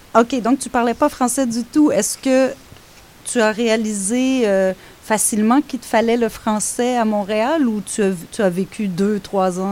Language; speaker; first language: French; native; French